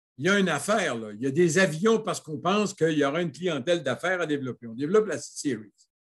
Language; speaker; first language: French; native; French